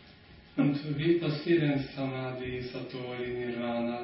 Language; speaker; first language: German; non-native, learner; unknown